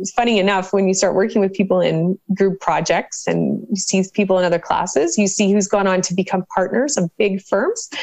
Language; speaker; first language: English; native; English